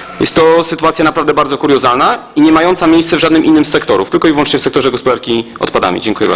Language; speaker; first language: Polish; native; Polish